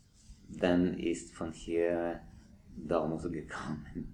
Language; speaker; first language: German; non-native, fluent; Italian